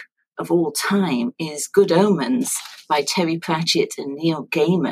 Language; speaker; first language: English; native; English